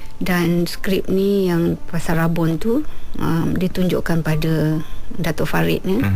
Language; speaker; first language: Malay; native; Malay